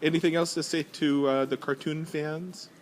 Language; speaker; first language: English; native; English